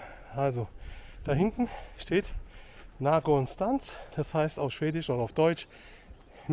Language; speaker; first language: German; native; German